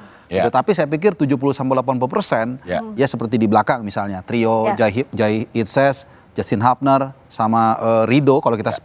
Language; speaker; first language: Indonesian; native; Indonesian